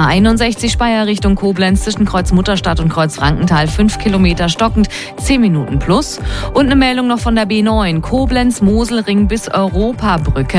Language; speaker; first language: German; native; German